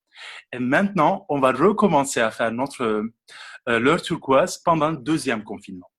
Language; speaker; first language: French; non-native, fluent; Turkish